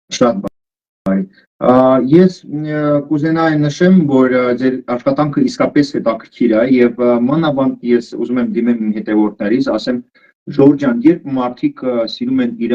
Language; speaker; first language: Armenian; early bilingual, heritage; Armenian